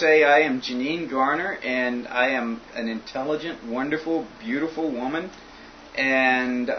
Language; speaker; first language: English; native; English